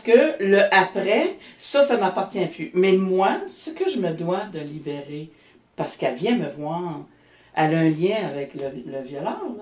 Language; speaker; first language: French; native; French